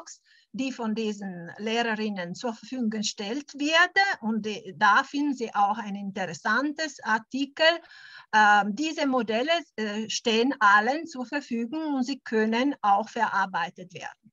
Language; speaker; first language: German; early bilingual, heritage; German